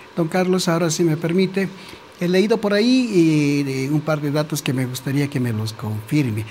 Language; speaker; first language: Spanish; native; Spanish